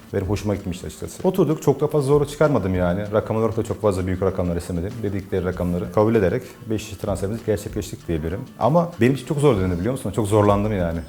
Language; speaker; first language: Turkish; native; Turkish